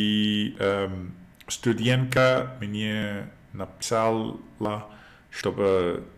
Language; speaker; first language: Russian; non-native, learner; English